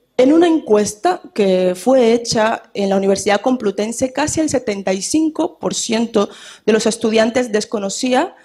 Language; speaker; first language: Spanish; native; Spanish